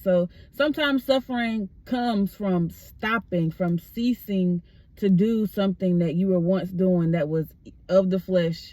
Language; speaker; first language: English; native; English